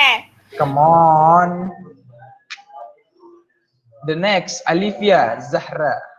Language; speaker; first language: English; non-native, fluent; Indonesian